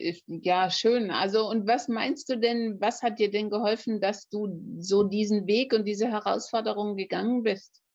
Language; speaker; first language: German; native; German